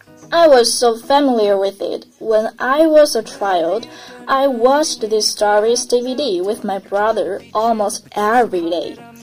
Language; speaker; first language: English; non-native, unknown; Chinese